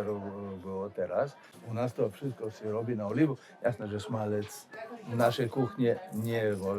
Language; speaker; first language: Polish; non-native, learner; Hebrew